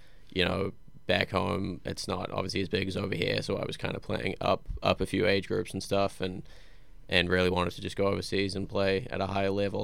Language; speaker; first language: English; native; English